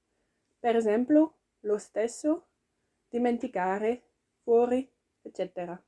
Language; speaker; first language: Italian; non-native, learner; French